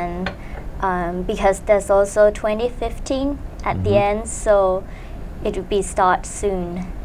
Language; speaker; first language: English; non-native, fluent; Thai